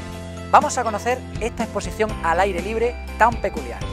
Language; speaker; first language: Spanish; native; Spanish